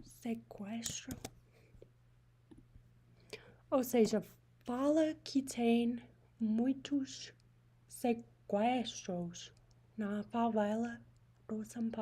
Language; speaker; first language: Portuguese; non-native, learner; English